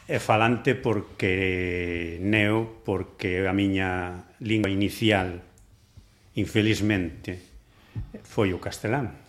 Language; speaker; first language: Galician; non-native, local second language; Spanish